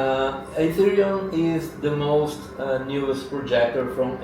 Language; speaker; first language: English; non-native, learner; Portuguese